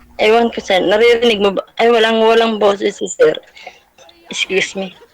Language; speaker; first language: Filipino; native; Filipino